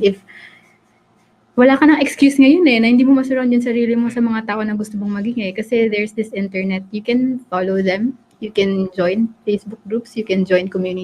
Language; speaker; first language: Filipino; native; Filipino